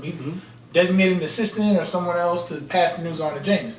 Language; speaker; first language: English; native; English